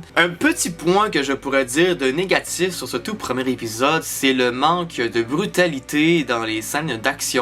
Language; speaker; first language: French; native; French